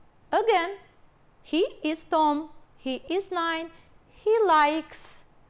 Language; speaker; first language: English; non-native, fluent; Albanian